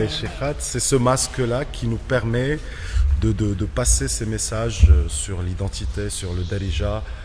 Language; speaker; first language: French; non-native, local second language; Arabic